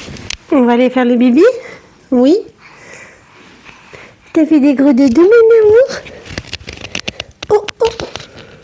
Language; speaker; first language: French; native; French